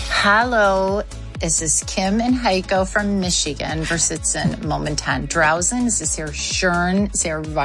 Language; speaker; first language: German; non-native, learner; English